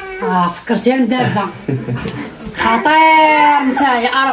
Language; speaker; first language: Arabic; native; Arabic